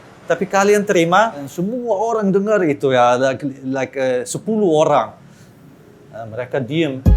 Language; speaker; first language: Indonesian; early bilingual, heritage; Dutch